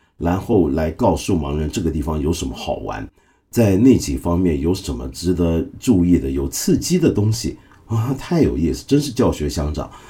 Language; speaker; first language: Chinese; non-native, local second language; Cantonese